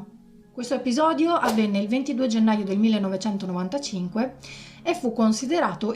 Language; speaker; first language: Italian; native; Italian